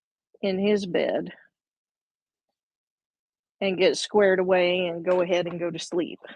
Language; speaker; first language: English; native; English